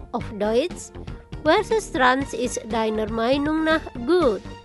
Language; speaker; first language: German; non-native, fluent; Indonesian